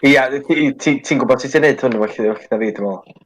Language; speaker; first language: Welsh; native; Welsh